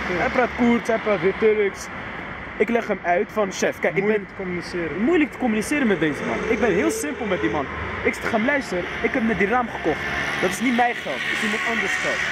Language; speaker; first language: Dutch; early bilingual, other home language; Riffian